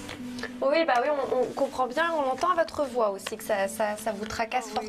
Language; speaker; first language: French; native; French